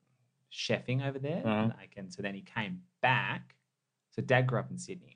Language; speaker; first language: English; native; English